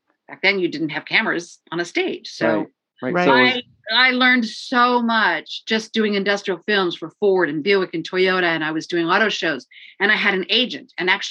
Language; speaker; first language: English; native; English